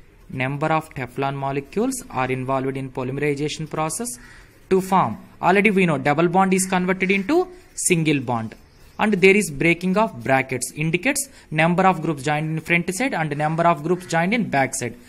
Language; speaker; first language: English; non-native, local second language; Telugu